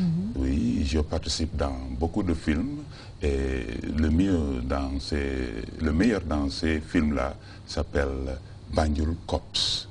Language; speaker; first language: French; non-native, fluent; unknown